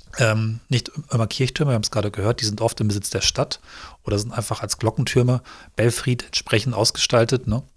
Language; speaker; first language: German; native; German